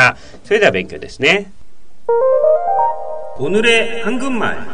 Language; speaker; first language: Japanese; native; Japanese